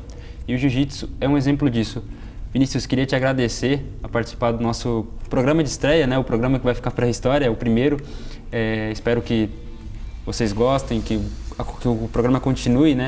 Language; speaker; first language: Portuguese; native; Portuguese